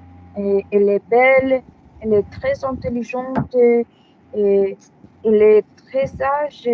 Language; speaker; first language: French; non-native, learner; Spanish